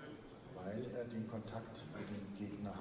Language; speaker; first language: German; native; German